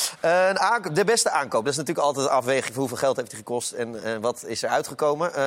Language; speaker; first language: Dutch; native; Dutch